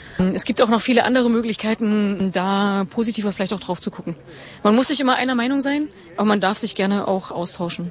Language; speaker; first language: German; native; German